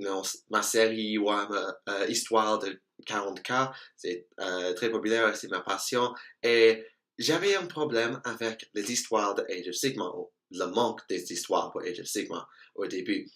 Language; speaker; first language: French; non-native, learner; English